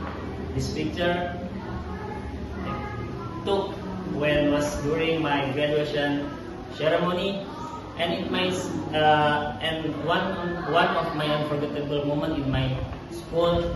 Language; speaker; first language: English; non-native, learner; Indonesian